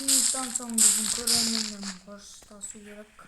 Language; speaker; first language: Kazakh; native; Kazakh